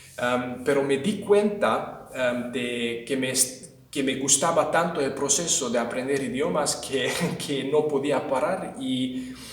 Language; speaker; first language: Spanish; non-native, fluent; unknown